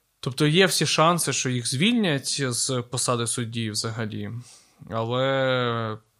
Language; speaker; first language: Ukrainian; non-native, local second language; Russian